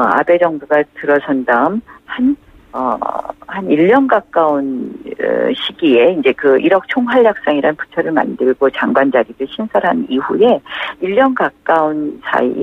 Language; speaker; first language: Korean; native; Korean